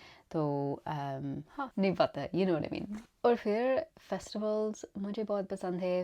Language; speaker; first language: Hindi; non-native, learner; English